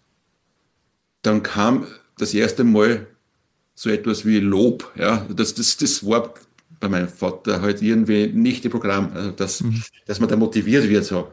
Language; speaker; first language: German; native; German